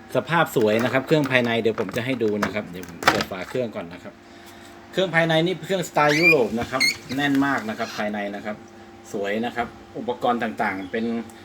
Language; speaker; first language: Thai; native; Thai